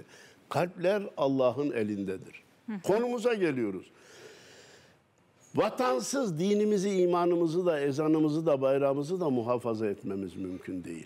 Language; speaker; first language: Turkish; native; Turkish